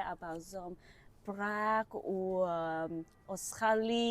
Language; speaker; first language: French; non-native, learner; Vietnamese